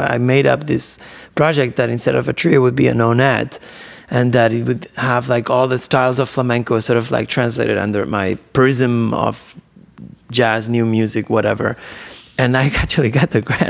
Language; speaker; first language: English; non-native, fluent; Spanish